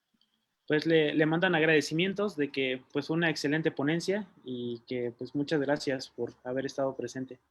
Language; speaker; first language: Spanish; native; Spanish